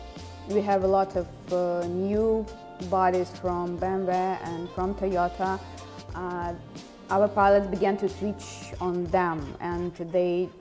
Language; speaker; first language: English; non-native, fluent; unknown